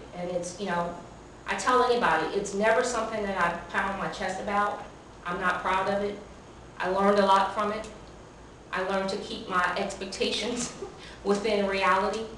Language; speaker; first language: English; native; English